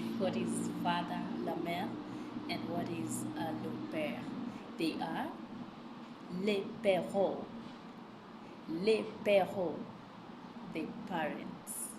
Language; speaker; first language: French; non-native, fluent; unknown